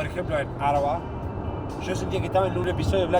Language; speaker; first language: Spanish; native; Spanish